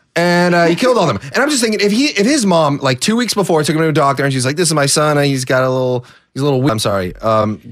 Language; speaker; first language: English; native; English